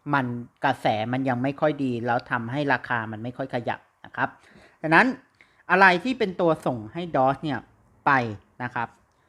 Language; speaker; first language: Thai; native; Thai